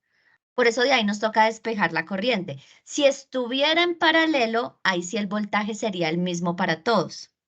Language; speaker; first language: Spanish; native; Spanish